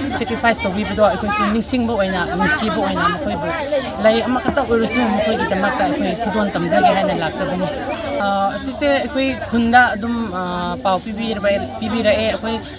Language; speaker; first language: Manipuri; non-native, local second language; Rongmei Naga